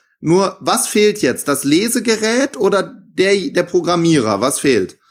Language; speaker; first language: German; native; German